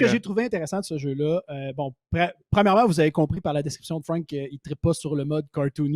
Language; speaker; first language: French; native; French